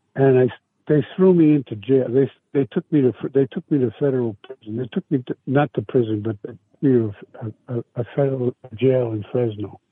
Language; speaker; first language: English; early bilingual, other home language; Italian